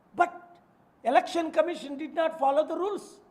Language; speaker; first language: English; non-native, local second language; Telugu